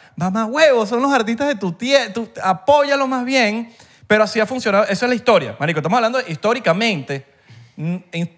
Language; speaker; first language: Spanish; native; Spanish